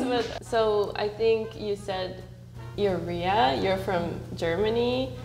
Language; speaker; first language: English; non-native, fluent; Dutch